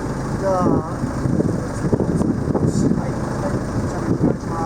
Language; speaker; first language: Japanese; native; Japanese